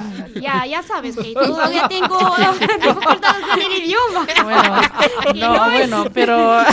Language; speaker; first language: Spanish; non-native, learner; Arabic